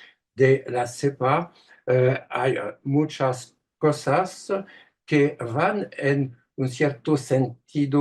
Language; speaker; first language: Spanish; non-native, fluent; French